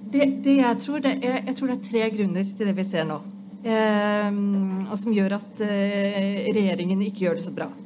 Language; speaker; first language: Norwegian; native; Norwegian